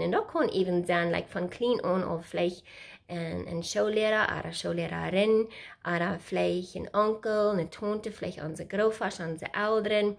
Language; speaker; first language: German; non-native, learner; Plautdietsch